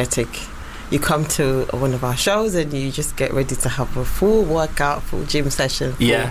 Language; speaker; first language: English; non-native, local second language; Ibibio